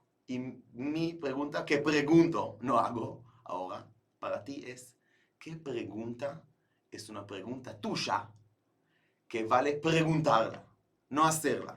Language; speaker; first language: Spanish; non-native, fluent; Hebrew